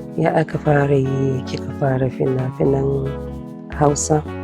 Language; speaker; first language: Hausa; non-native, local second language; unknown